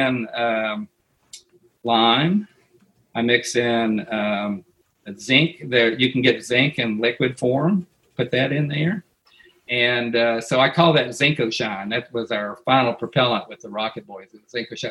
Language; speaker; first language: English; native; English